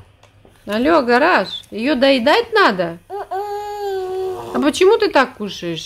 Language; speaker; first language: Russian; native; Russian